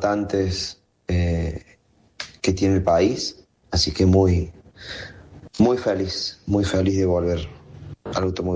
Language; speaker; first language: Spanish; native; Spanish